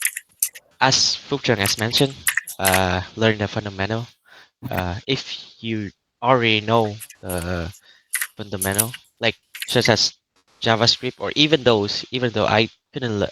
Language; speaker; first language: English; non-native, learner; Vietnamese